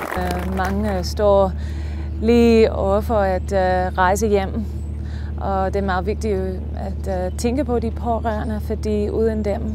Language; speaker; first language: Danish; non-native, fluent; English